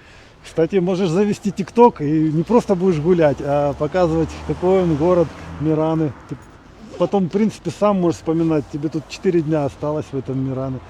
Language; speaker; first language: Russian; native; Russian